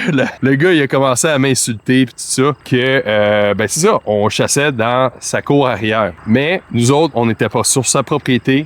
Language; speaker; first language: French; native; French